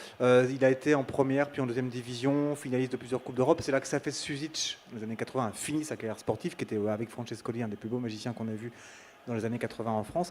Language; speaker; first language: French; native; French